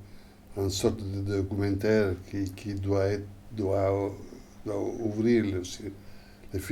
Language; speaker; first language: French; non-native, fluent; Italian